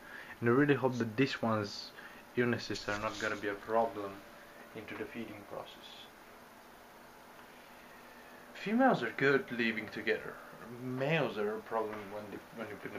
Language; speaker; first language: English; non-native, fluent; Bulgarian